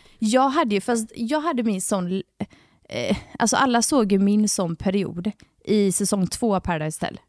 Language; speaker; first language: Swedish; native; Swedish